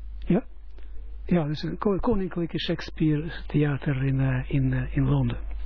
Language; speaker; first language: Dutch; non-native, fluent; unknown